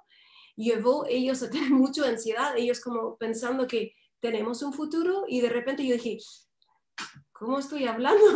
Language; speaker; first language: Spanish; non-native, fluent; English